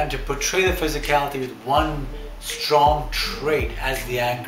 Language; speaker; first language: English; native; English